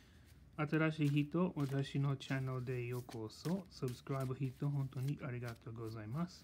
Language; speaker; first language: Japanese; non-native, learner; English